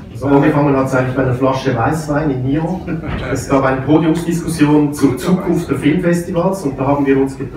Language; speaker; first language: German; native; German